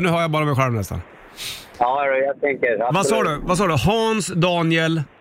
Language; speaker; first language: Swedish; native; Swedish